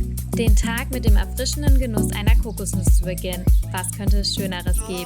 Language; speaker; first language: German; native; German